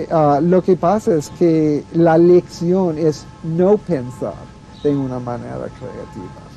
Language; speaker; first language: Spanish; non-native, fluent; English